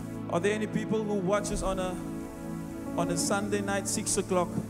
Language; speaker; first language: English; non-native, local second language; Afrikaans